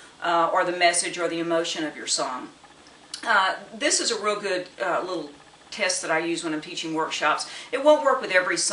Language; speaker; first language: English; native; English